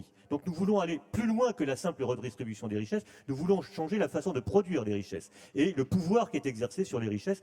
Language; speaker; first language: French; native; French